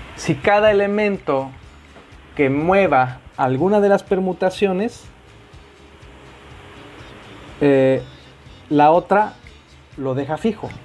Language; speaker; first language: Spanish; native; Spanish